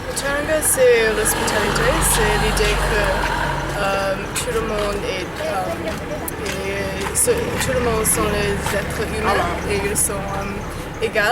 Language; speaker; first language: French; early bilingual, heritage; Chinese